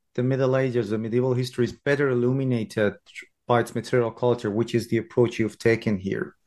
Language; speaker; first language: English; non-native, fluent; Persian